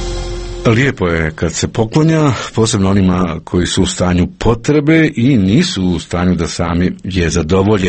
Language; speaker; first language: Croatian; native; Croatian